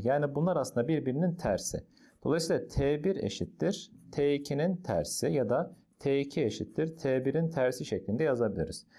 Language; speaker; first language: Turkish; native; Turkish